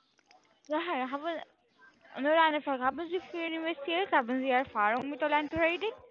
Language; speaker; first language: German; non-native, learner; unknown